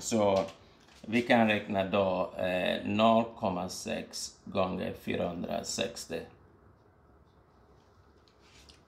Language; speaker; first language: Swedish; non-native, fluent; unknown